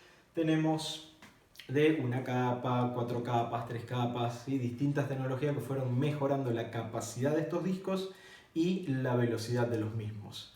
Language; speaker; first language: Spanish; native; Spanish